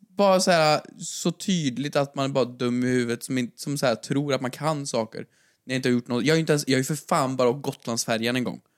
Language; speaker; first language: Swedish; native; Swedish